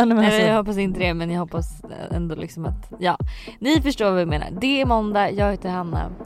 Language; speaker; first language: Swedish; native; Swedish